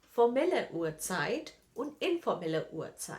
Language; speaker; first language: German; non-native, fluent; Hindi